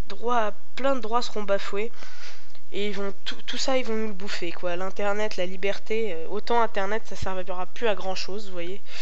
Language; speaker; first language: French; native; French